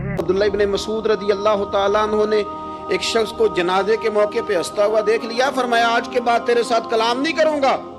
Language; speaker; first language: Urdu; non-native, local second language; Punjabi